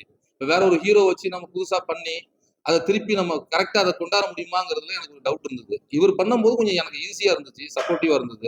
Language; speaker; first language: Tamil; native; Tamil